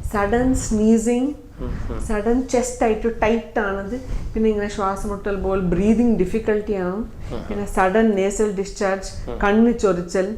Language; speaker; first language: Malayalam; non-native, fluent; Tamil